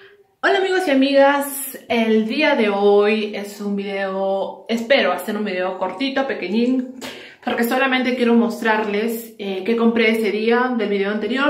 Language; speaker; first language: Spanish; native; Spanish